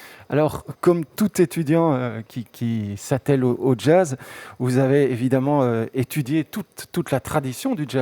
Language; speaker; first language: French; native; French